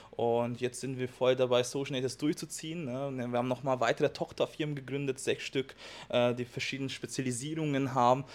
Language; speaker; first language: German; non-native, fluent; Hungarian